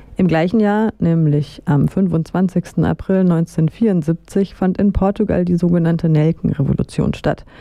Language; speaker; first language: German; native; German